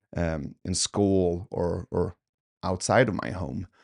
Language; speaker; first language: English; early bilingual, other home language; Swedish